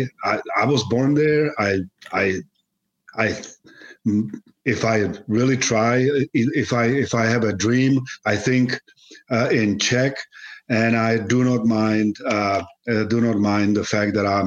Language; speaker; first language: English; non-native, fluent; Czech